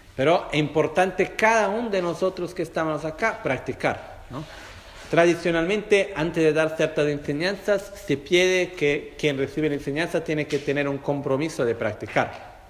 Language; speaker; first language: Spanish; non-native, fluent; Portuguese